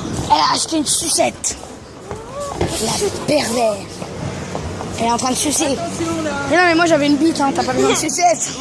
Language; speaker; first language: French; native; French